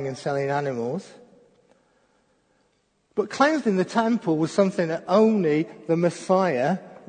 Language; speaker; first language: English; native; English